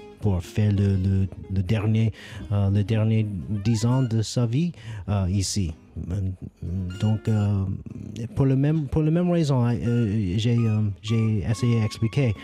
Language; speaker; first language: French; non-native, learner; English